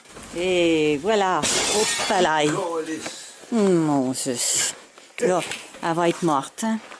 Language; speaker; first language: French; native; French